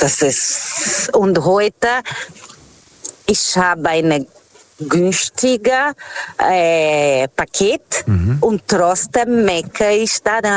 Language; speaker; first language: German; non-native, fluent; Portuguese